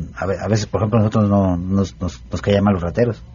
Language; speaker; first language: Spanish; native; Spanish